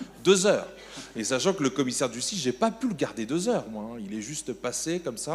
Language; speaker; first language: French; native; French